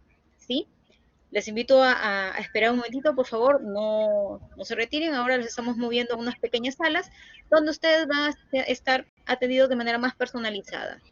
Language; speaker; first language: Spanish; native; Spanish